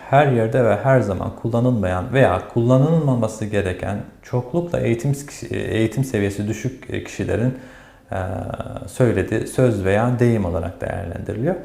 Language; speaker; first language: Turkish; native; Turkish